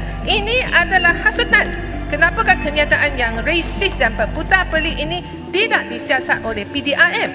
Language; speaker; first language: Malay; non-native, local second language; Chinese